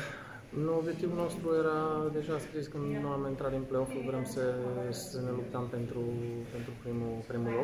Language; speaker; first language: Romanian; non-native, fluent; Slovak